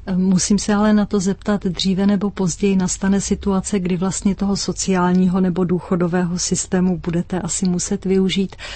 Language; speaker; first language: Czech; native; Czech